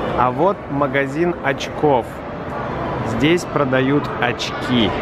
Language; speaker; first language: Russian; native; Russian